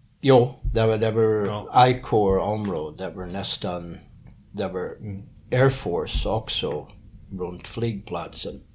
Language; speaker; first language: Swedish; early bilingual, heritage; English